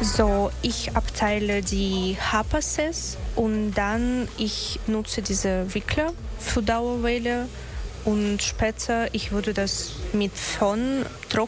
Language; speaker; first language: German; non-native, learner; Russian